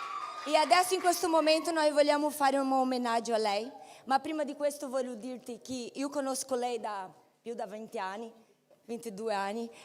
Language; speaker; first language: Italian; non-native, fluent; Portuguese